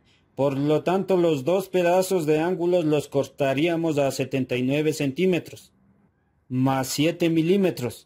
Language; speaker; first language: Spanish; native; Spanish